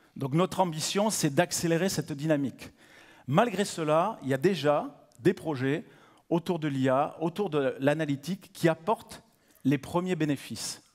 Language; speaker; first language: French; native; French